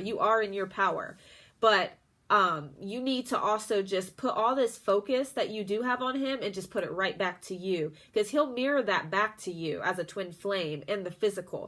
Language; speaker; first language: English; native; English